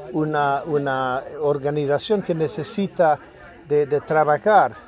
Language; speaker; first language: Spanish; non-native, learner; French